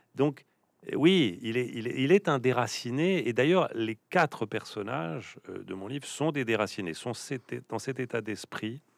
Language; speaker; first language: French; native; French